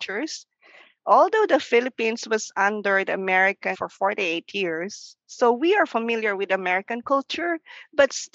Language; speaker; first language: English; non-native, local second language; Filipino